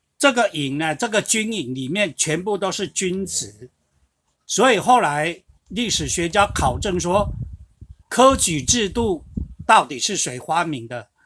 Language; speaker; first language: Chinese; native; Chinese